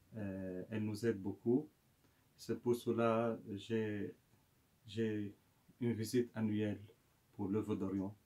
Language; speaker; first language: French; non-native, local second language; Arabic